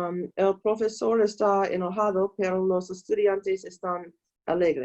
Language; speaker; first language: Spanish; non-native, learner; English